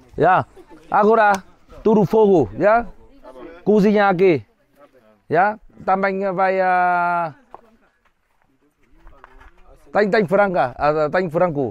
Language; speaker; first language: Portuguese; non-native, learner; Vietnamese